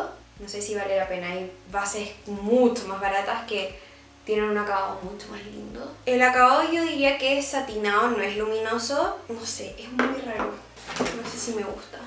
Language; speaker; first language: Spanish; native; Spanish